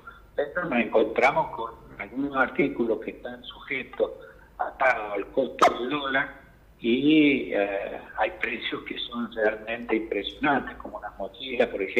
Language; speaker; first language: Spanish; native; Spanish